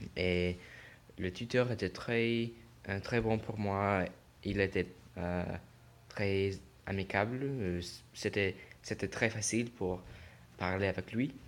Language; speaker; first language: French; non-native, learner; English